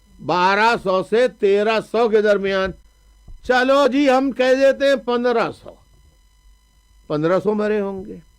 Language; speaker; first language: Urdu; native; Urdu